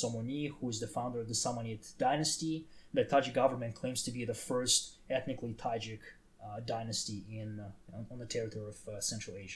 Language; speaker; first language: English; non-native, fluent; Tajik